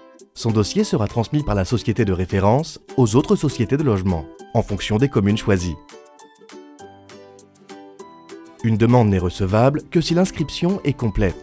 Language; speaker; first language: French; native; French